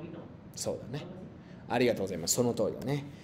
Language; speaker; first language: Japanese; non-native, fluent; Spanish